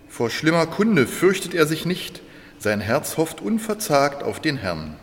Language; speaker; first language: German; native; German